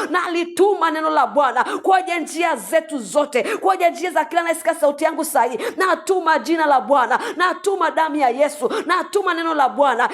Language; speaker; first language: Swahili; native; Swahili